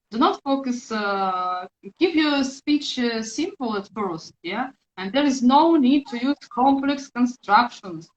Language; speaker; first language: English; non-native, learner; Russian